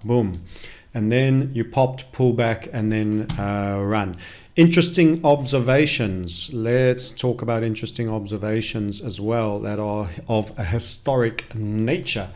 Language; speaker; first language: English; native; English